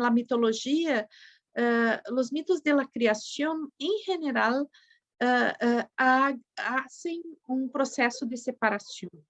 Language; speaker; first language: Spanish; non-native, fluent; Portuguese